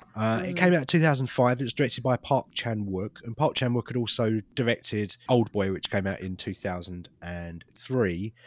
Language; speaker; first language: English; native; English